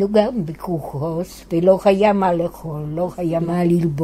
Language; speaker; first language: Hebrew; non-native, fluent; Yiddish